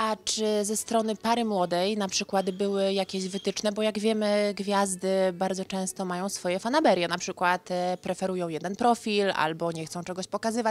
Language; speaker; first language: Polish; native; Polish